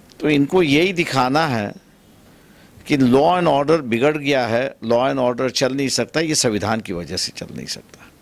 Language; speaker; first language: Hindi; non-native, local second language; Marathi